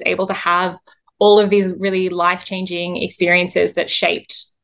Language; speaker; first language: English; native; English